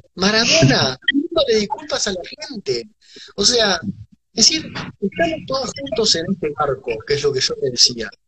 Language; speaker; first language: Spanish; native; Spanish